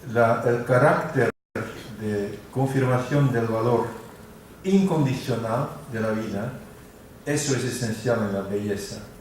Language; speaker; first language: Spanish; non-native, fluent; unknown